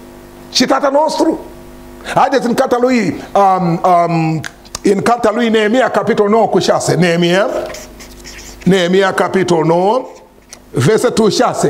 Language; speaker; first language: Romanian; non-native, learner; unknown